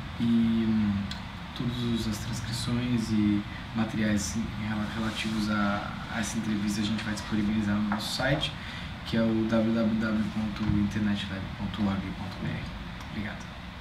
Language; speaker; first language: Portuguese; native; Portuguese